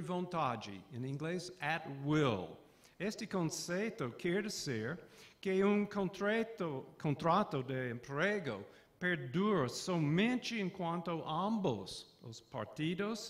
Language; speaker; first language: Portuguese; non-native, fluent; English